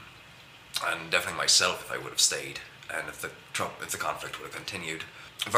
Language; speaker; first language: English; native; English